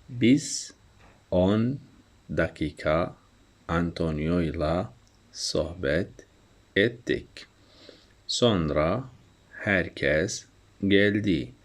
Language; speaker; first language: Turkish; non-native, learner; Central Kurdish